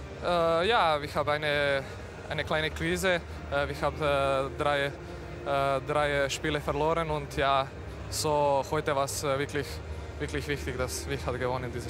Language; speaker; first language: German; non-native, learner; Slovenian